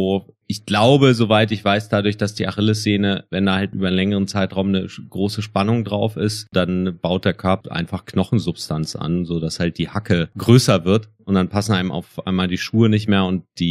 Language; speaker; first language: German; native; German